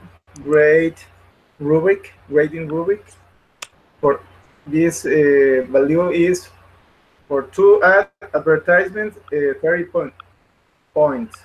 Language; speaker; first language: English; non-native, learner; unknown